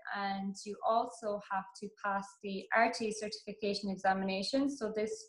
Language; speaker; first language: English; native; English